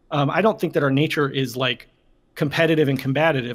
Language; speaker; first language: English; native; English